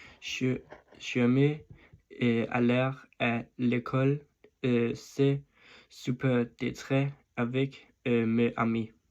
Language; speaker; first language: French; non-native, learner; Danish